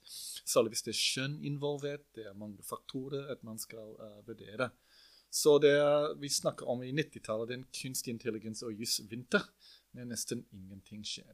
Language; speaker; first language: Norwegian; non-native, fluent; English